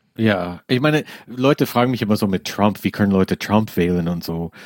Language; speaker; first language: German; non-native, fluent; English